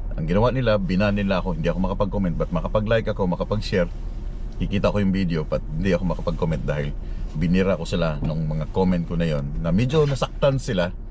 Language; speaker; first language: Filipino; native; Filipino